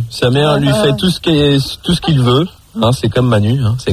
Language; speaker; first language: French; native; French